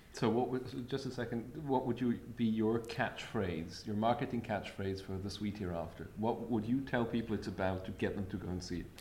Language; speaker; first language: English; non-native, fluent; German